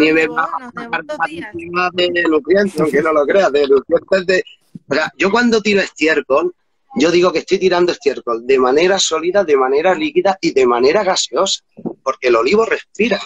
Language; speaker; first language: Spanish; native; Spanish